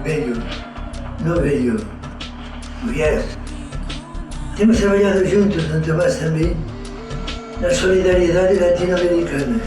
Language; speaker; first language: Portuguese; native; Portuguese